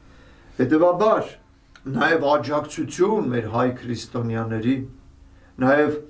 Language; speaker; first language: Armenian; native; Armenian